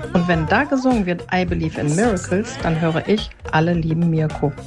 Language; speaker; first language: German; native; German